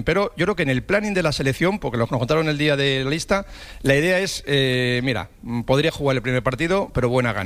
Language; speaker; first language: Spanish; native; Spanish